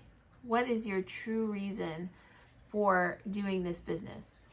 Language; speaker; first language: English; native; English